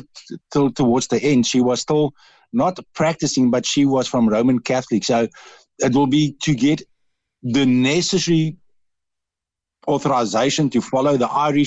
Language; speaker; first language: English; non-native, local second language; Dutch